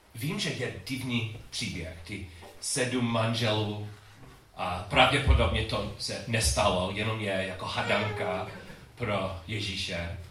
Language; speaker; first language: Czech; non-native, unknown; English